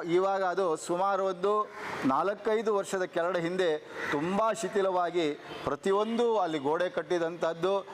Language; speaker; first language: Kannada; non-native, local second language; Marathi